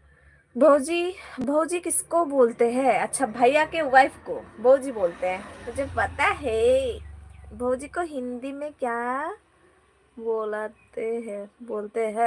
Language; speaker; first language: Hindi; non-native, local second language; Bangla